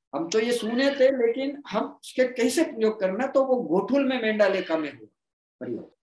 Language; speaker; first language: Hindi; non-native, local second language; Gondi